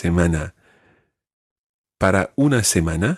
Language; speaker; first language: Spanish; non-native, fluent; English